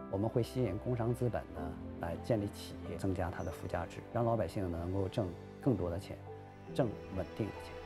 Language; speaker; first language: Chinese; native; Chinese